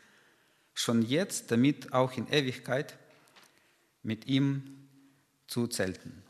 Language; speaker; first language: German; non-native, fluent; Ukrainian